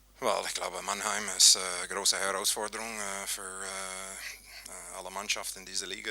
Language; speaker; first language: German; non-native, fluent; English